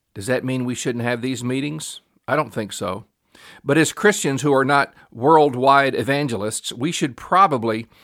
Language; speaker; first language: English; native; English